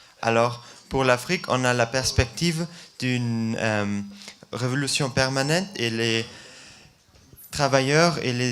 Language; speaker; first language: French; non-native, fluent; German